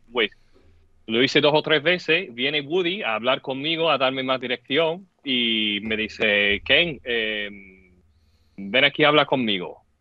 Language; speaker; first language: Spanish; non-native, fluent; English